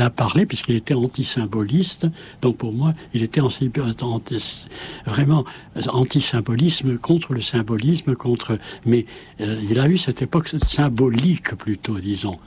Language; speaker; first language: French; native; French